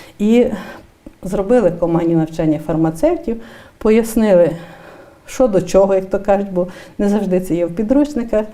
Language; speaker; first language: Ukrainian; native; Ukrainian